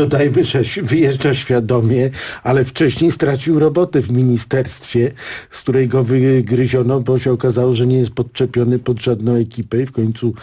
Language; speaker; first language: Polish; native; Polish